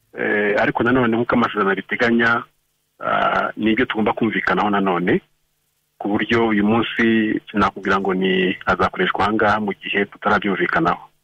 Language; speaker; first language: Kinyarwanda; native; Kinyarwanda